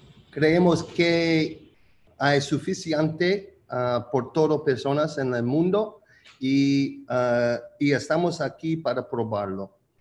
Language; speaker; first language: Spanish; non-native, learner; English